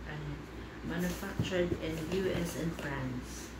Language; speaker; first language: English; non-native, local second language; Filipino